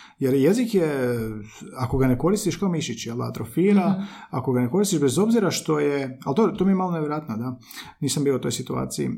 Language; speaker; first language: Croatian; native; Croatian